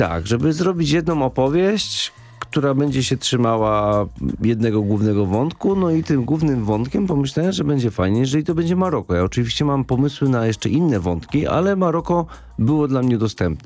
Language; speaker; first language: Polish; native; Polish